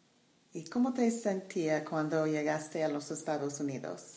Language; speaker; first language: Spanish; non-native, learner; English